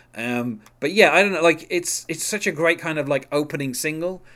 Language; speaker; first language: English; native; English